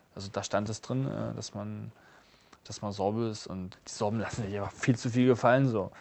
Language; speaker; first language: German; non-native, local second language; Upper Sorbian